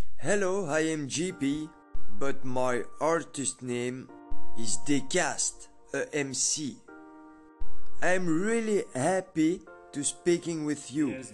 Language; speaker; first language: English; non-native, learner; French